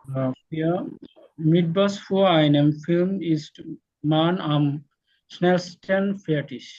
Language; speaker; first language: German; non-native, learner; Bangla